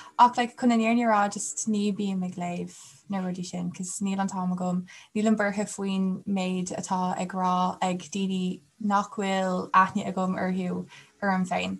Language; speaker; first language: Irish; non-native, local second language; English